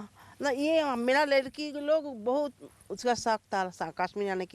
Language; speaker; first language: Hindi; non-native, local second language; Bangla